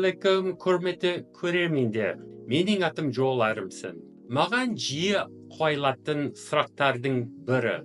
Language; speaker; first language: Kazakh; non-native, fluent; English